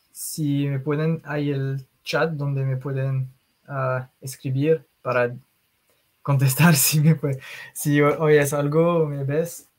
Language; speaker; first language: Spanish; non-native, fluent; French